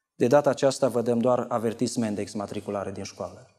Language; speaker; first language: Romanian; native; Romanian